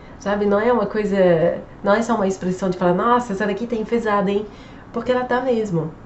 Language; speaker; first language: Portuguese; non-native, fluent; French